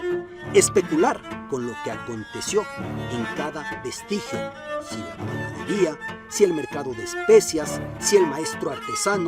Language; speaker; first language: Spanish; native; Spanish